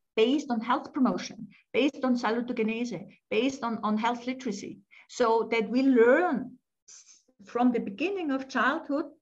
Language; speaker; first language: English; non-native, fluent; German